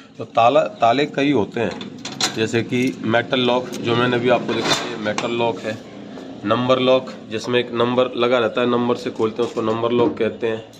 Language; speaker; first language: Hindi; native; Hindi